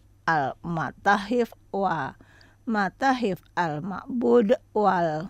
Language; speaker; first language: Arabic; non-native, fluent; Indonesian